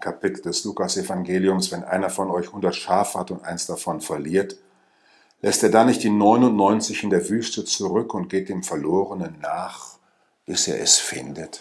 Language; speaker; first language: German; native; German